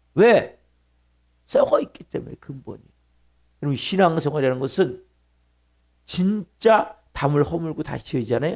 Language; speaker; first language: Korean; native; Korean